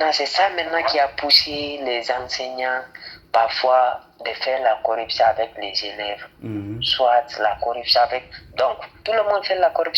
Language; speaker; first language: French; non-native, fluent; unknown